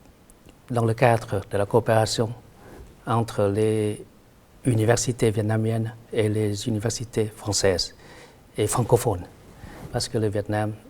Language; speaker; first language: French; non-native, fluent; Vietnamese